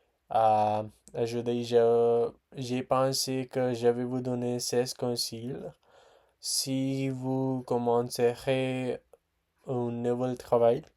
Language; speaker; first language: French; non-native, learner; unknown